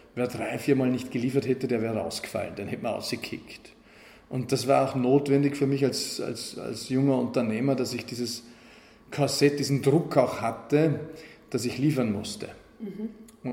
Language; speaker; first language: German; native; German